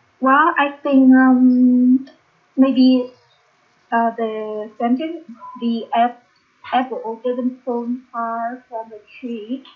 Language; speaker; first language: English; non-native, learner; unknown